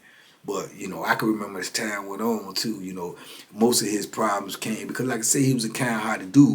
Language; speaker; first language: English; native; English